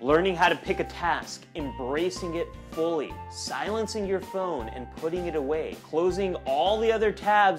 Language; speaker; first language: English; native; English